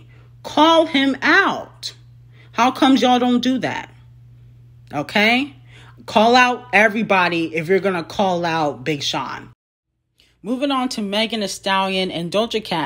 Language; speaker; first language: English; native; English